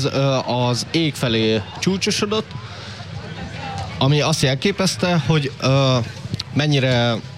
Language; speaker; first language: Hungarian; native; Hungarian